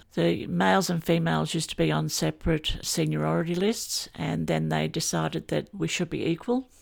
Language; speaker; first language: English; native; English